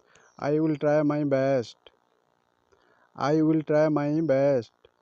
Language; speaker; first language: English; non-native, learner; Odia